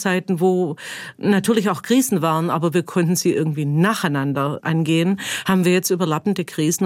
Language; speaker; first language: German; native; German